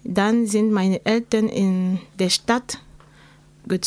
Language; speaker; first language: German; non-native, learner; French